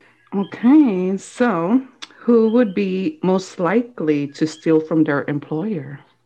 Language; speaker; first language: English; early bilingual, other home language; Spanish